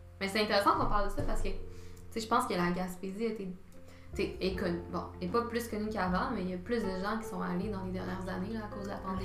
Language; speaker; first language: French; native; French